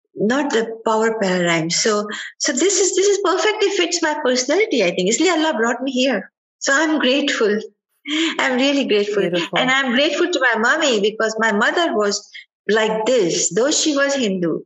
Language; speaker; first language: English; non-native, local second language; Sindhi